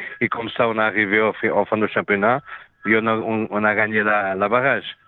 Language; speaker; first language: French; non-native, learner; Portuguese